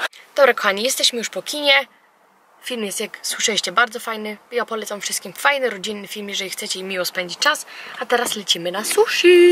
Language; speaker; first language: Polish; native; Polish